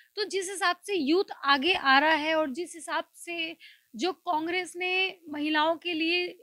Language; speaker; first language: Hindi; native; Hindi